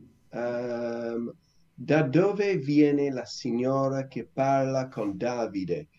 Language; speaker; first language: Italian; non-native, learner; English